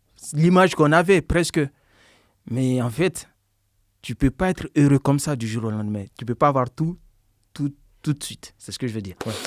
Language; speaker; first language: French; non-native, local second language; Bambara